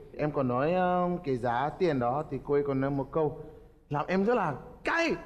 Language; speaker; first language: Vietnamese; non-native, fluent; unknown